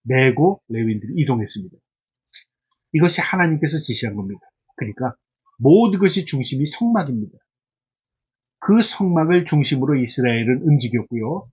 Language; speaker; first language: Korean; native; Korean